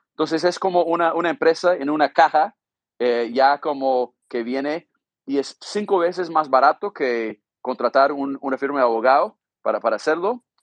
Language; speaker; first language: Spanish; non-native, fluent; English